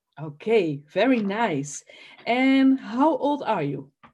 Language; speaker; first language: English; non-native, fluent; Dutch